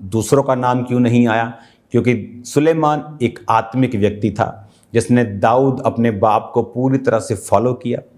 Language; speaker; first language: Hindi; non-native, local second language; Punjabi